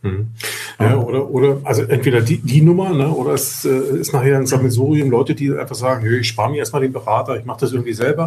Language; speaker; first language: German; native; German